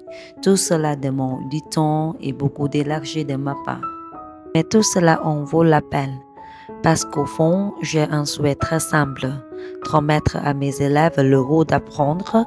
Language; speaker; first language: French; non-native, fluent; Vietnamese